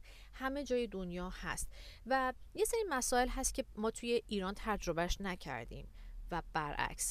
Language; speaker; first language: Persian; native; Persian